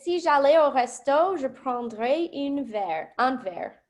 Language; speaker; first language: French; non-native, fluent; English